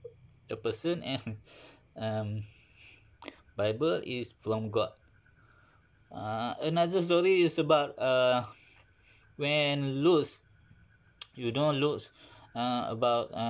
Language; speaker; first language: English; non-native, learner; Malay